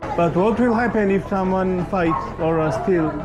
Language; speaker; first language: English; non-native, learner; Georgian